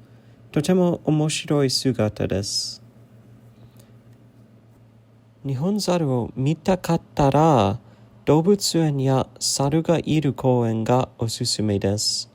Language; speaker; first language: Japanese; non-native, learner; English